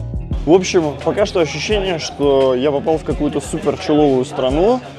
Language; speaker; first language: Russian; native; Russian